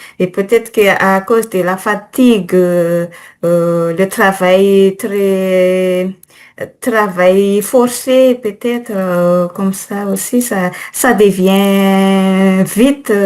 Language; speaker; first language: French; non-native, learner; Malagasy